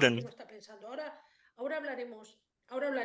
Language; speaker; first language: Spanish; native; Spanish